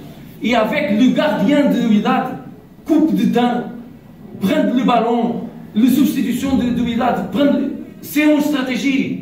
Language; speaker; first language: French; non-native, learner; Portuguese